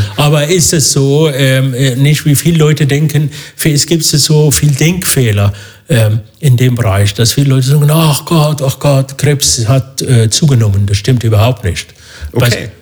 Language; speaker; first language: German; non-native, fluent; Arabic